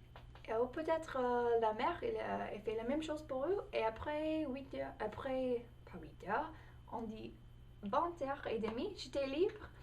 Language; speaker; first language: French; non-native, fluent; English